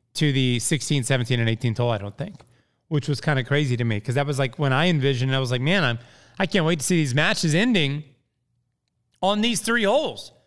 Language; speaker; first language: English; native; English